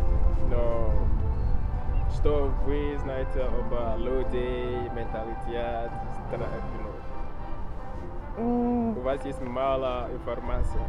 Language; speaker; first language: Russian; non-native, learner; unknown